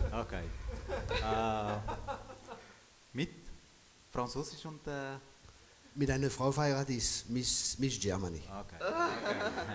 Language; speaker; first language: German; non-native, fluent; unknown